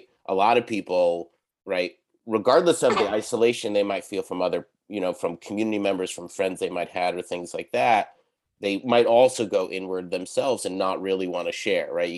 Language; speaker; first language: English; native; English